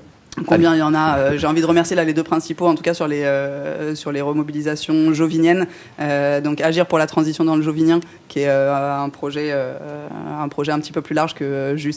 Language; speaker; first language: French; native; French